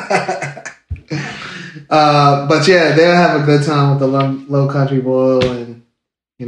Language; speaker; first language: English; native; English